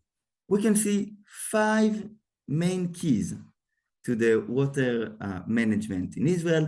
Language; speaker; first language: English; non-native, fluent; Hebrew